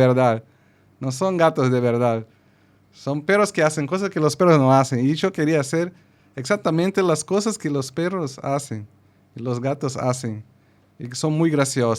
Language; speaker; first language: Spanish; non-native, fluent; Portuguese